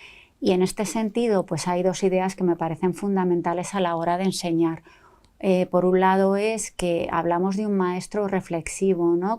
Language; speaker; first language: Spanish; native; Spanish